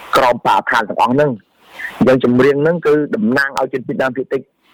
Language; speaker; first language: Khmer; non-native, local second language; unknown